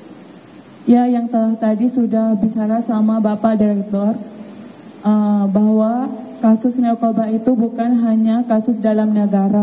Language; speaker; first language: Indonesian; non-native, learner; Thai